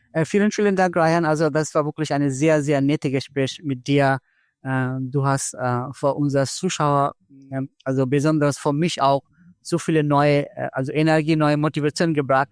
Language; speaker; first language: German; non-native, fluent; Bangla